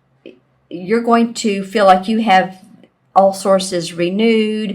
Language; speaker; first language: English; native; English